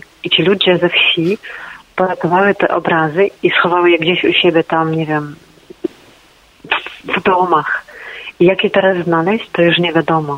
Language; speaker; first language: Polish; non-native, fluent; Ukrainian